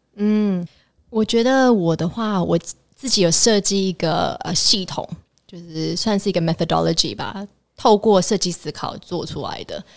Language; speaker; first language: Chinese; early bilingual, heritage; Chinese